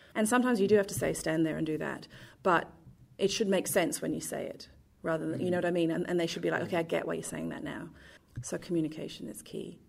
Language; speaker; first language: English; native; English